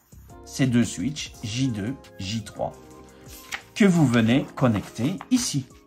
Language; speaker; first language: French; native; French